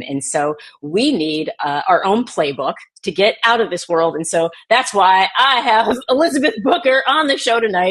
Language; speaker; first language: English; native; English